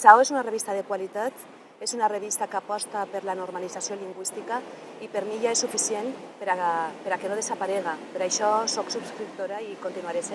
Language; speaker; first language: Catalan; native; Catalan